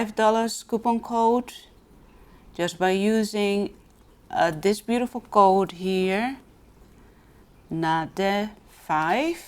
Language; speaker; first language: English; non-native, fluent; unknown